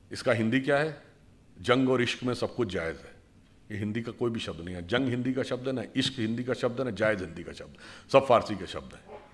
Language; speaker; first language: Hindi; native; Hindi